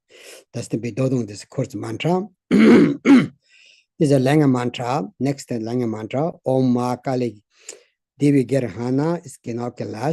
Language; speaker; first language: German; non-native, learner; Tibetan